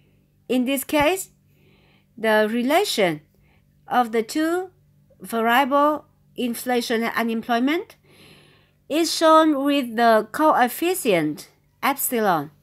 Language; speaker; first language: English; non-native, fluent; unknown